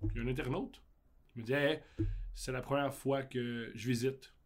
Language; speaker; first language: French; native; French